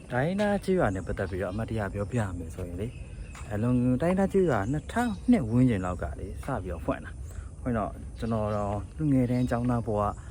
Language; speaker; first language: Burmese; native; Burmese